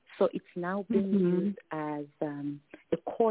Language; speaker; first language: English; non-native, local second language; Tumbuka